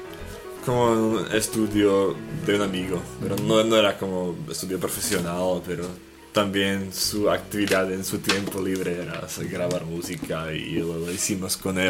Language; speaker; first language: Spanish; non-native, fluent; Slovak